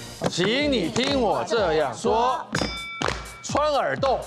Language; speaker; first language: Chinese; native; Chinese